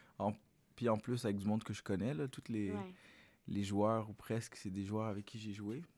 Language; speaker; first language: French; early bilingual, other home language; Arabic